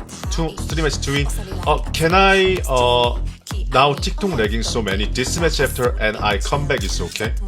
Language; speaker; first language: English; non-native, learner; Korean